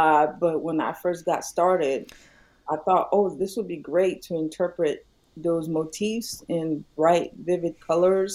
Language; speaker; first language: English; non-native, local second language; Yoruba